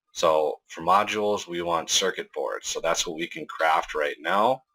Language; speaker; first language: English; native; English